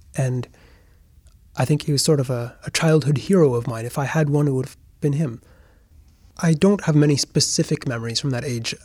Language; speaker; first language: English; native; English